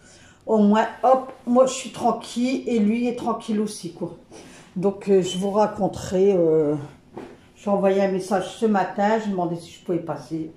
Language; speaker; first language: French; native; French